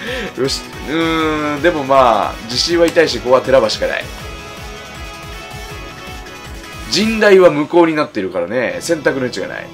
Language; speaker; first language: Japanese; native; Japanese